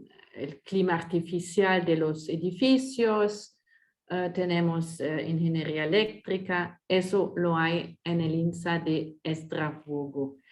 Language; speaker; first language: Spanish; non-native, fluent; French